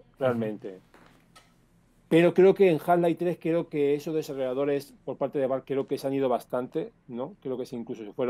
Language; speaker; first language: Spanish; native; Spanish